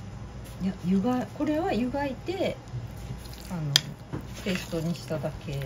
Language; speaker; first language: Japanese; native; Japanese